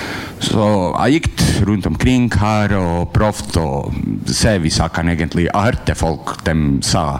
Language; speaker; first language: Norwegian; non-native, learner; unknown